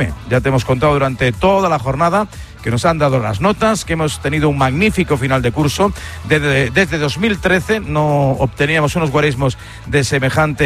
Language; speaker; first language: Spanish; native; Spanish